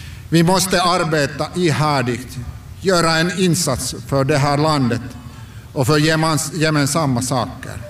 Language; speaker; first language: Swedish; non-native, local second language; Finnish